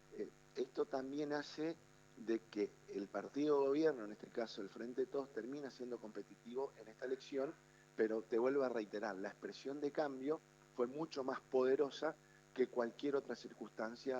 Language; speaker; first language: Spanish; native; Spanish